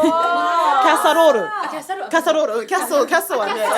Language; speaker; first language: Japanese; native; Japanese